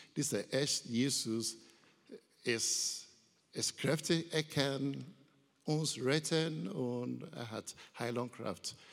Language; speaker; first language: German; non-native, learner; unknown